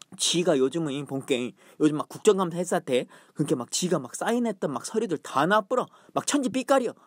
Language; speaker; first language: Korean; native; Korean